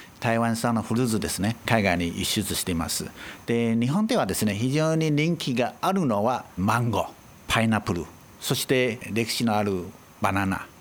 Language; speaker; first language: Japanese; non-native, fluent; Chinese